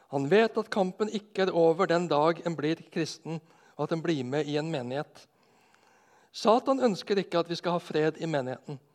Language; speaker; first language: Norwegian; native; Norwegian